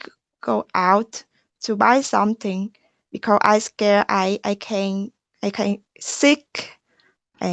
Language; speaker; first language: English; non-native, learner; Vietnamese